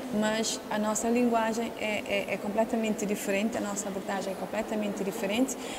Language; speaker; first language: Portuguese; non-native, local second language; Kabuverdianu